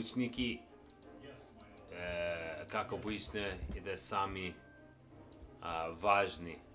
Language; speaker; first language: Russian; non-native, learner; English